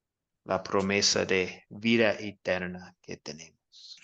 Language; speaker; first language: Spanish; non-native, fluent; English